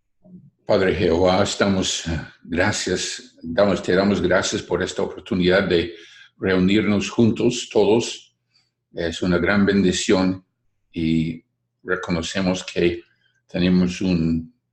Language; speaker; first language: Spanish; non-native, fluent; English